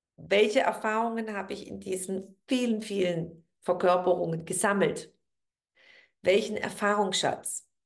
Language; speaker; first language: German; native; German